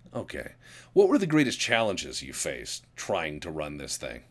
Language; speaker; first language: English; native; English